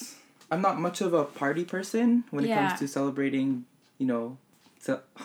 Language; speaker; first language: English; native; English